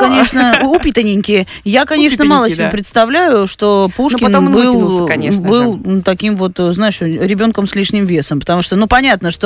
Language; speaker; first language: Russian; native; Russian